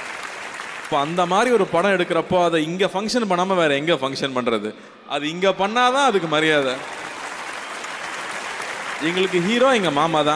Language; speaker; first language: Tamil; native; Tamil